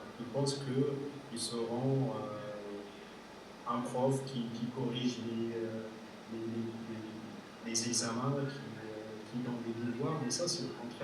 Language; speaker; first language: French; non-native, fluent; Arabic